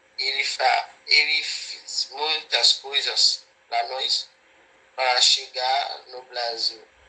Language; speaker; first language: Portuguese; non-native, learner; Haitian Creole